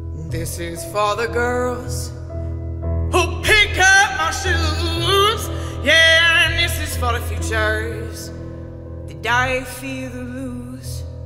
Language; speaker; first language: English; native; English